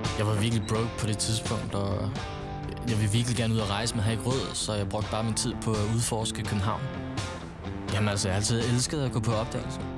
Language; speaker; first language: Danish; early bilingual, other home language; Vietnamese